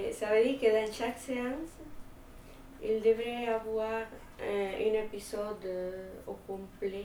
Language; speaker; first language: French; non-native, fluent; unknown